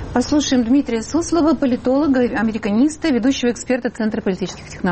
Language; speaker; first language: Russian; native; Russian